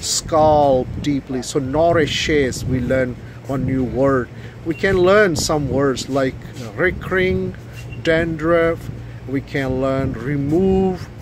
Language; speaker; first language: English; non-native, local second language; Punjabi